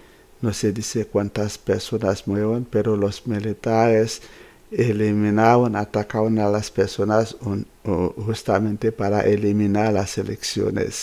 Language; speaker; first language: Spanish; non-native, fluent; Haitian Creole